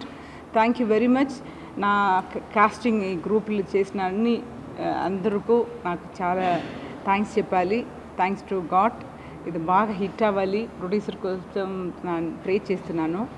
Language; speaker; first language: Telugu; non-native, learner; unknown